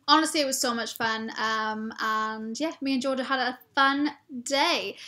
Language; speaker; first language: English; native; English